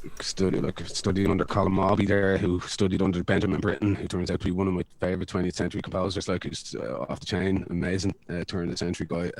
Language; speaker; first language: English; native; English